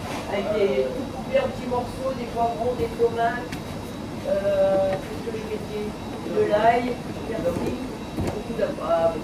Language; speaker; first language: French; native; French